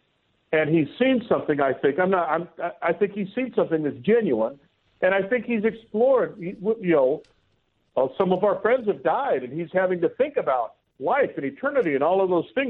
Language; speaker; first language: English; native; English